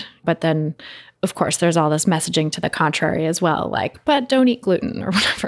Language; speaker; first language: English; native; English